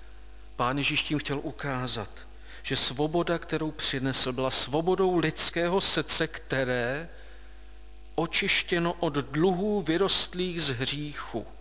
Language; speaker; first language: Czech; native; Czech